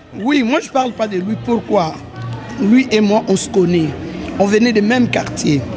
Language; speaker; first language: French; non-native, local second language; Lingala